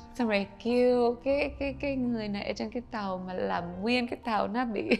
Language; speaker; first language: Vietnamese; early bilingual, heritage; Vietnamese